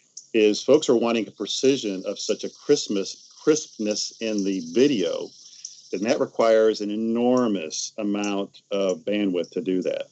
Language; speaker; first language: English; native; English